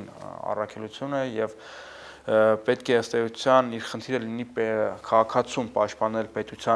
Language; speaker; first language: Armenian; native; Armenian